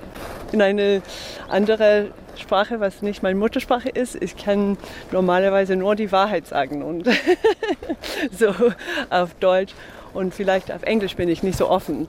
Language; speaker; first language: German; non-native, fluent; English